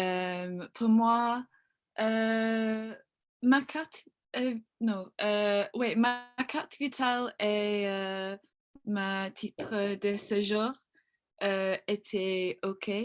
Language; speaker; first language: French; non-native, learner; English